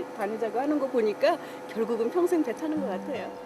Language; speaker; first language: Korean; native; Korean